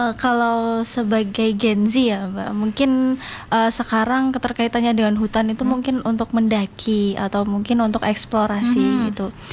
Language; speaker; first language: Indonesian; native; Indonesian